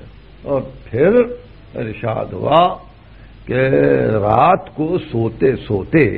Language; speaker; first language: Urdu; native; Urdu